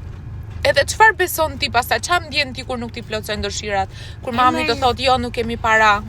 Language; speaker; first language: Albanian; native; Albanian